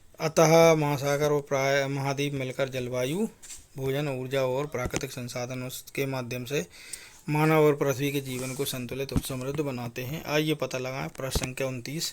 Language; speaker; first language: Hindi; native; Hindi